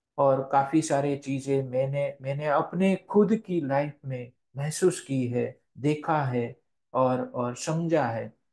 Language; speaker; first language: Hindi; non-native, local second language; Gujarati